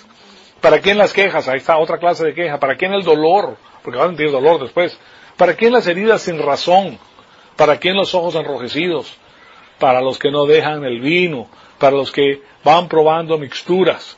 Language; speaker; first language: Spanish; native; Spanish